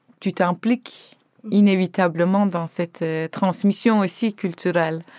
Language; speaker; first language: French; non-native, fluent; Turkish